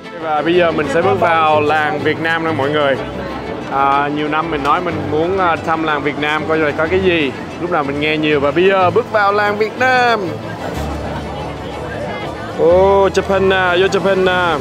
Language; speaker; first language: Vietnamese; early bilingual, heritage; Vietnamese